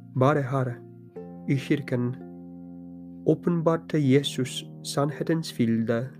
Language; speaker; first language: Norwegian; non-native, fluent; Polish